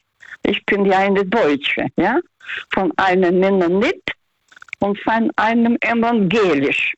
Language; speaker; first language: German; non-native, fluent; Russian